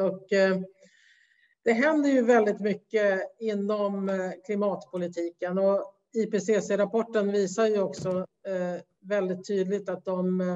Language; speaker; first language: Swedish; native; Swedish